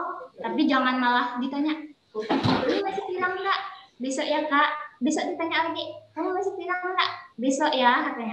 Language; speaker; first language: Indonesian; native; Indonesian